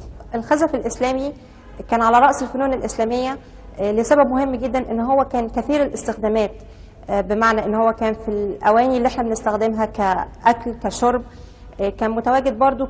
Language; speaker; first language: Arabic; native; Arabic